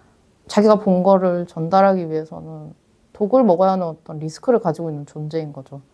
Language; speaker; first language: Korean; native; Korean